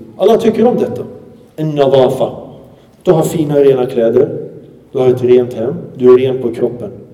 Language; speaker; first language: Swedish; early bilingual, other home language; Arabic